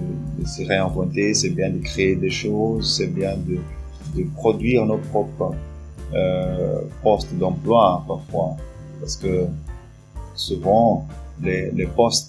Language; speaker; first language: French; non-native, fluent; Portuguese